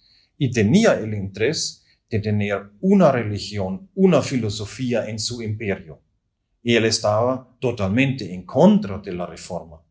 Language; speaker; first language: Spanish; non-native, fluent; German